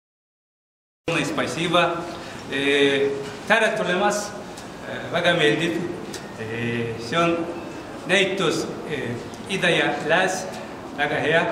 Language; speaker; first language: Russian; non-native, learner; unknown